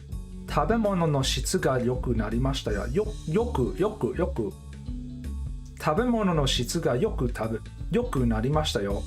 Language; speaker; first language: Japanese; non-native, learner; English